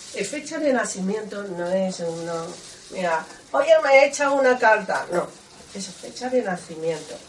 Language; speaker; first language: Spanish; non-native, learner; Chinese